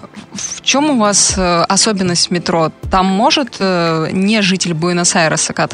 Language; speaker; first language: Russian; native; Russian